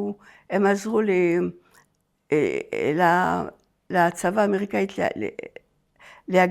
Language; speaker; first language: Hebrew; non-native, fluent; French